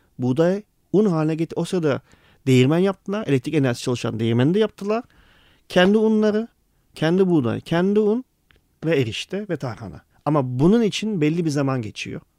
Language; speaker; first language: Turkish; early bilingual, heritage; Turkish